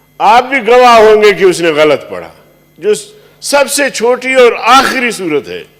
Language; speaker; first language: Urdu; non-native, local second language; Pashto